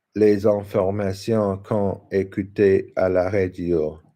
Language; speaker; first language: French; non-native, learner; English